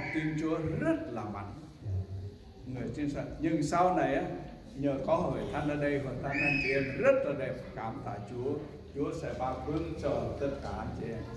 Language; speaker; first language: Vietnamese; non-native, local second language; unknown